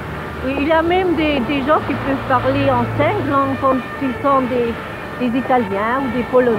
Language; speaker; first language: French; non-native, local second language; Luxembourgish